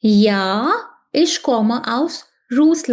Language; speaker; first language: German; non-native, learner; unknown